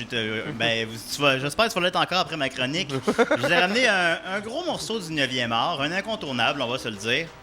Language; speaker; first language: French; native; French